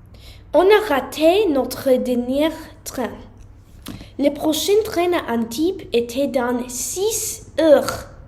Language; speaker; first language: French; non-native, learner; English